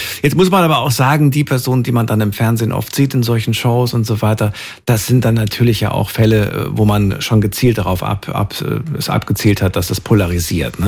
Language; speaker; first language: German; native; German